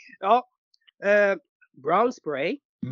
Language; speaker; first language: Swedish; non-native, fluent; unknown